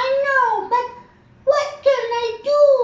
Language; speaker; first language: English; non-native, learner; Bangla